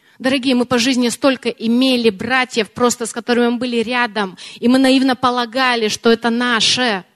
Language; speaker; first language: Russian; early bilingual, heritage; Russian